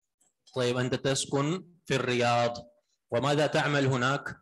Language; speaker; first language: Arabic; non-native, fluent; Urdu